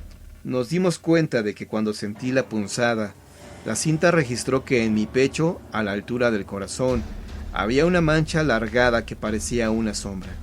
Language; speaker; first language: Spanish; native; Spanish